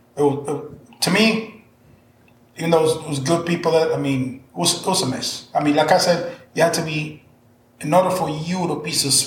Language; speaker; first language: English; non-native, fluent; Spanish